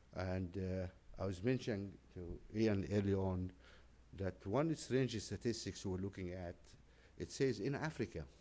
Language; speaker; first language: English; non-native, fluent; Arabic